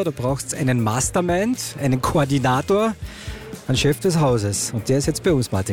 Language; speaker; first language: German; native; German